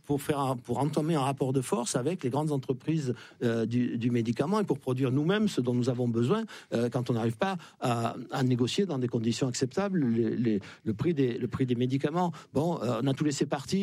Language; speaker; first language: French; native; French